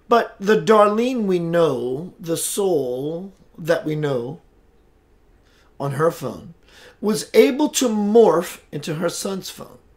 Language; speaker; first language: English; native; English